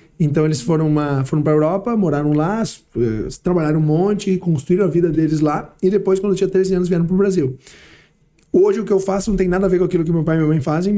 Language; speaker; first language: Portuguese; early bilingual, heritage; Portuguese